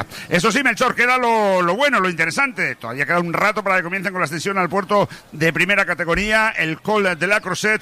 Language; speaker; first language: Spanish; native; Spanish